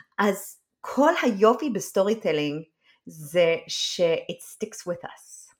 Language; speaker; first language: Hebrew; early bilingual, other home language; English